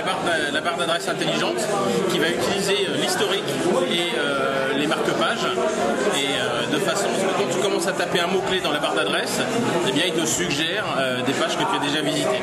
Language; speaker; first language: French; native; French